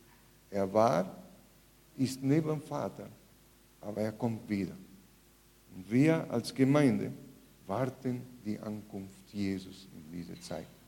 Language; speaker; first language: German; non-native, fluent; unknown